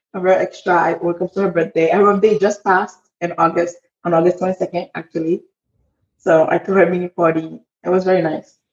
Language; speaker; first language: English; early bilingual, other home language; Haitian Creole